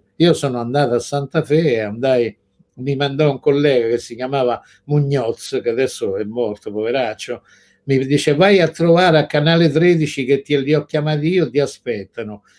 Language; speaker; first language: Italian; early bilingual, other home language; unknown